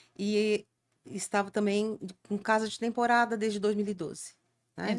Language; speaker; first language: Portuguese; native; Portuguese